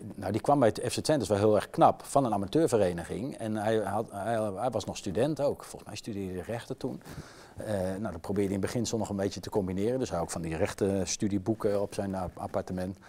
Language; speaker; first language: Dutch; native; Dutch